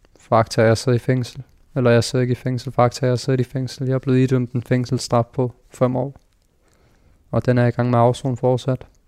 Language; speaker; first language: Danish; early bilingual, other home language; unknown